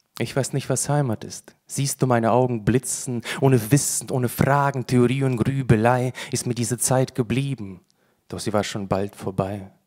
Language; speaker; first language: German; early bilingual, other home language; Russian